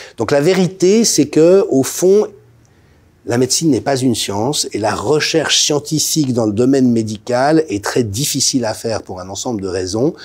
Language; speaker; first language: French; native; French